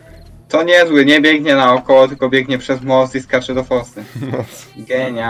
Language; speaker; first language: Polish; native; Polish